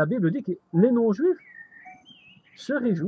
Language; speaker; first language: French; native; French